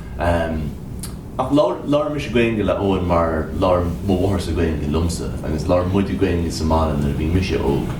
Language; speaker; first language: Irish; native; Irish